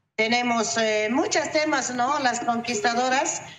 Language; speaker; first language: Spanish; native; Spanish